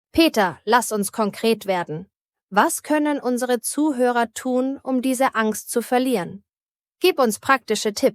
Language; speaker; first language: German; native; German